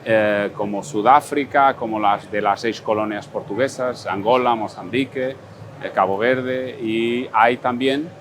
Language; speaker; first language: Spanish; non-native, fluent; Portuguese